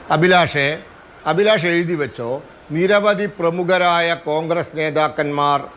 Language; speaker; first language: Malayalam; native; Malayalam